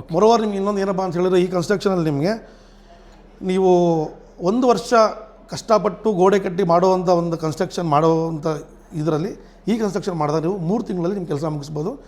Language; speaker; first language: Kannada; non-native, local second language; Telugu